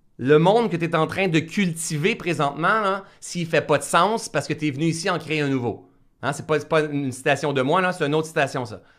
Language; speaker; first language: French; native; French